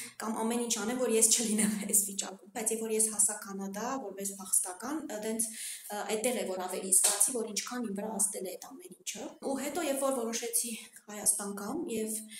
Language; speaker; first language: Armenian; early bilingual, heritage; Armenian